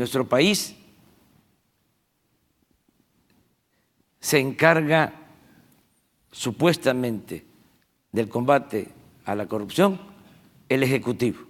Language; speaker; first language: Spanish; native; Spanish